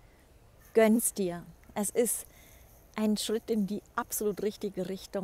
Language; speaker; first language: German; native; German